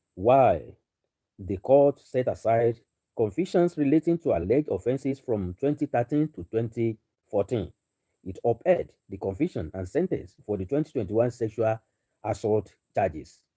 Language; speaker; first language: English; non-native, local second language; Yoruba